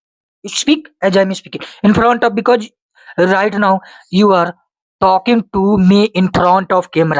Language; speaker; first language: English; non-native, local second language; Hindi